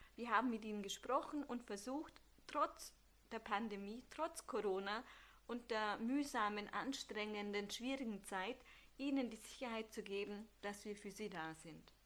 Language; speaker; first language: German; early bilingual, other home language; Turkish